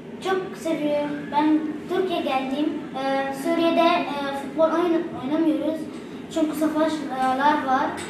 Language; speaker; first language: Turkish; non-native, learner; Arabic